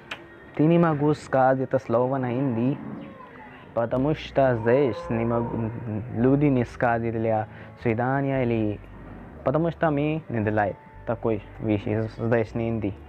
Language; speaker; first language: Russian; non-native, learner; Hindi